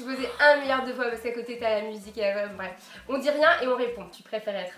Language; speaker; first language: French; native; French